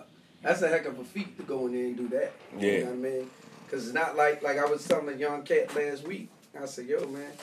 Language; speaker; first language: English; native; English